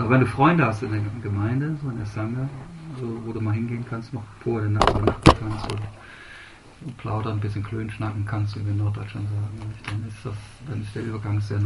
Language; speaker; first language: German; native; German